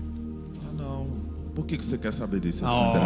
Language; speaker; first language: Portuguese; native; Portuguese